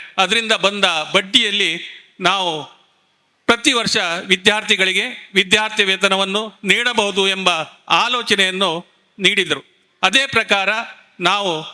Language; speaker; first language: Kannada; native; Kannada